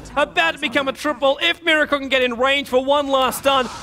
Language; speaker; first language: English; native; English